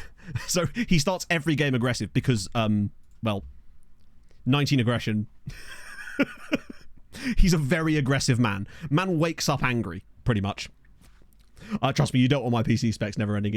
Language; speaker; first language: English; native; English